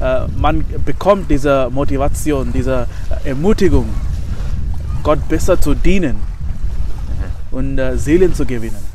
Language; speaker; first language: German; non-native, fluent; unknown